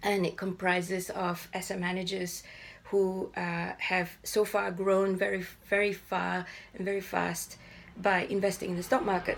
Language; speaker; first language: English; non-native, local second language; Malay